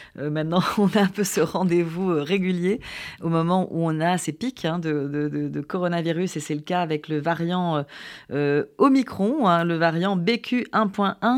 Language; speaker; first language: French; native; French